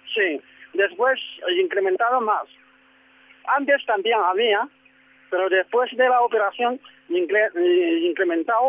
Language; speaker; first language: Spanish; non-native, learner; Chinese